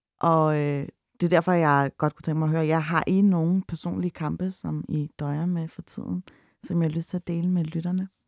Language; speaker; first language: Danish; early bilingual, other home language; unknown